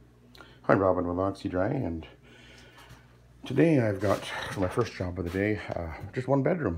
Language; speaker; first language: English; native; English